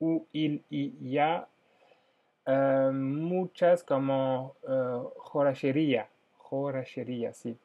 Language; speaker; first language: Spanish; non-native, fluent; French